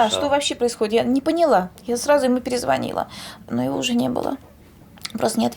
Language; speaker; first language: Russian; native; Russian